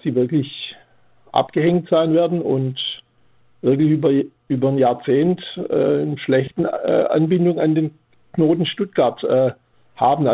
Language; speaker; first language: German; native; German